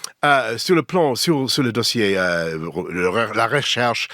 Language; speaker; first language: French; non-native, learner; English